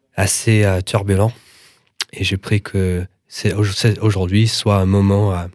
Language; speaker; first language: French; non-native, fluent; English